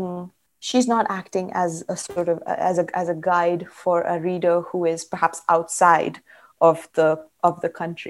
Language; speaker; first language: English; non-native, local second language; Kannada